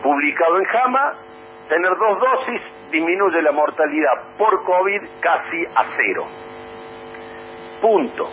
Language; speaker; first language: Spanish; native; Spanish